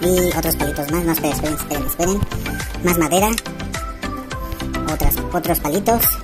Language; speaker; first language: Spanish; native; Spanish